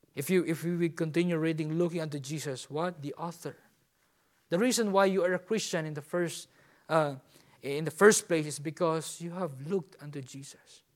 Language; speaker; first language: English; non-native, local second language; Filipino